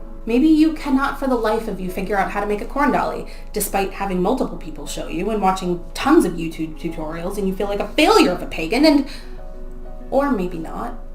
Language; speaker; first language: English; native; English